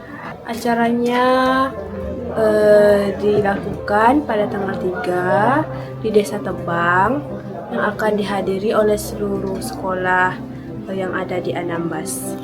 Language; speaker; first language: Indonesian; native; Indonesian